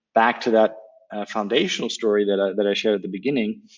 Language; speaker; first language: English; non-native, fluent; German